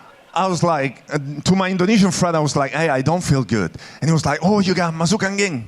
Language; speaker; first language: English; non-native, fluent; Italian